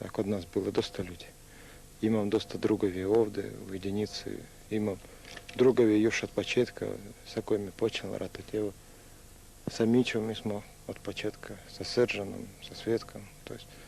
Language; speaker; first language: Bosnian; non-native, learner; Russian